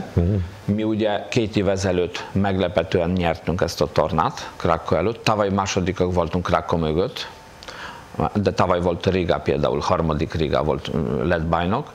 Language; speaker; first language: Hungarian; non-native, fluent; Polish